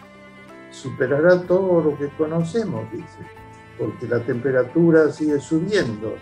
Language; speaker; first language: Spanish; native; Spanish